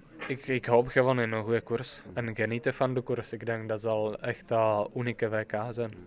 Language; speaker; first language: Dutch; non-native, fluent; Czech